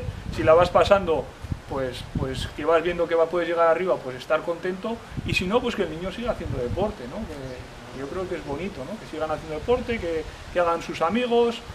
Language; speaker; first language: Spanish; native; Spanish